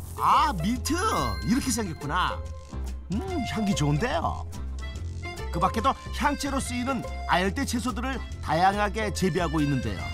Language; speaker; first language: Korean; native; Korean